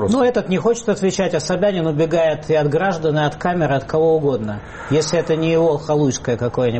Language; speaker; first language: Russian; native; Russian